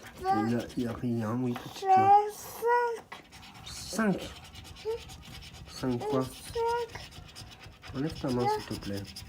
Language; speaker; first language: French; native; French